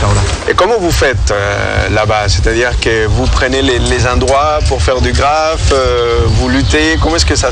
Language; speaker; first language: French; native; French